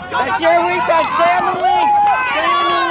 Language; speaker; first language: English; native; English